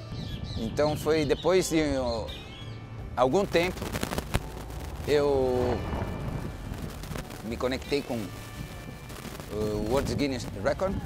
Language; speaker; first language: Portuguese; non-native, fluent; Spanish